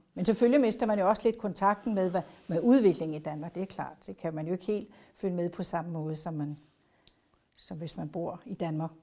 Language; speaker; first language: Danish; native; Danish